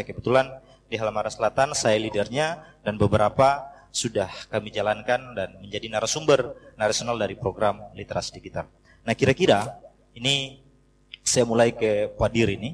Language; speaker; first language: Indonesian; native; Indonesian